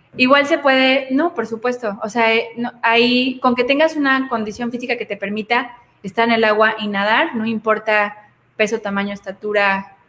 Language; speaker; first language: Spanish; native; Spanish